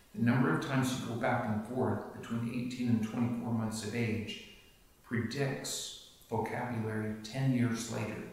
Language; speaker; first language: English; native; English